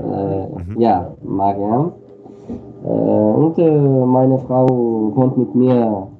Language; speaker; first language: German; non-native, learner; Armenian